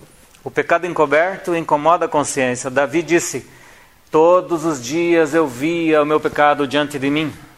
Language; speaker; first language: Portuguese; native; Portuguese